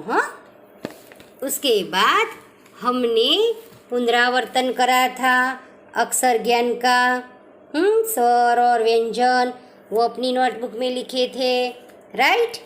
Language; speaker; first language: Hindi; non-native, local second language; Gujarati